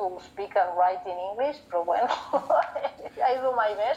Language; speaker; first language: English; non-native, fluent; Catalan